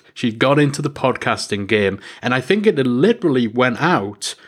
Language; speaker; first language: English; native; English